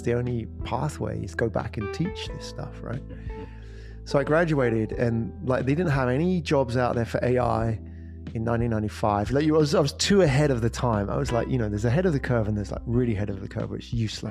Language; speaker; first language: English; native; English